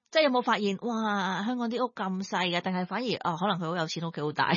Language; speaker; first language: Cantonese; native; Cantonese